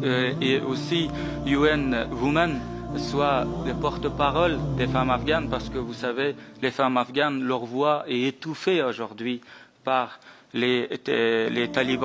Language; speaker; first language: French; non-native, fluent; Persian